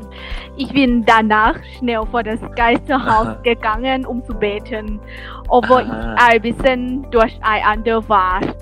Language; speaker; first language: German; non-native, learner; Thai